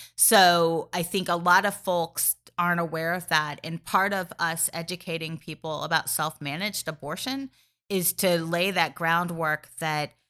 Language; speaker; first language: English; native; English